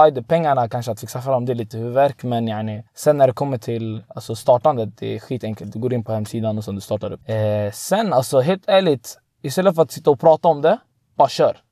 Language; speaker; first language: Swedish; early bilingual, other home language; Arabic